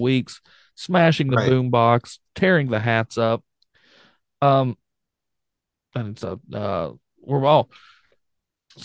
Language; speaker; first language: English; native; English